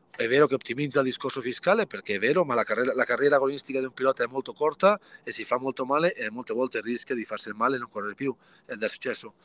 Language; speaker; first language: Italian; early bilingual, other home language; Spanish